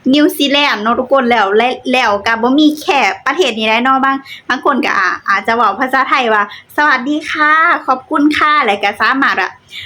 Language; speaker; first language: Thai; native; Thai